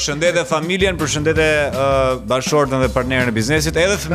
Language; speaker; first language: Albanian; native; Albanian